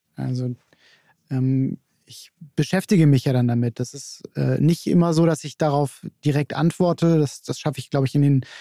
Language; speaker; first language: German; native; German